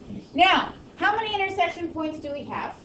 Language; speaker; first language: English; native; English